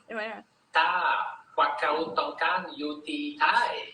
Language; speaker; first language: Thai; non-native, learner; English